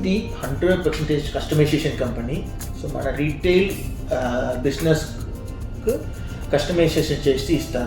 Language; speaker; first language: Telugu; non-native, learner; Tamil